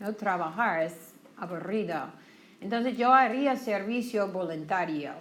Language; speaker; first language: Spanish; non-native, fluent; English